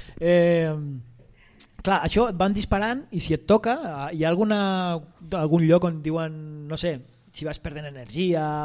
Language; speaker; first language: Catalan; native; Catalan